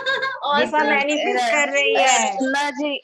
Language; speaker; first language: Hindi; native; Hindi